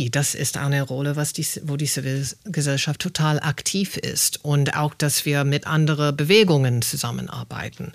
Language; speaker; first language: German; non-native, fluent; English